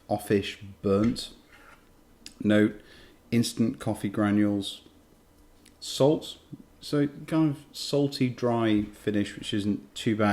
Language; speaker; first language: English; native; English